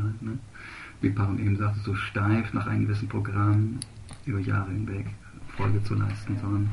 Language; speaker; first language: German; native; German